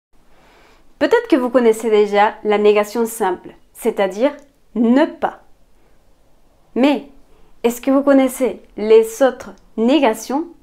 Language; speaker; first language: French; non-native, fluent; Spanish